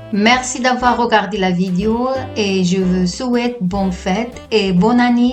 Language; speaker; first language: French; non-native, fluent; Italian